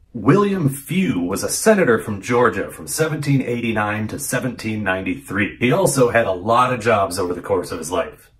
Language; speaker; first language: English; native; English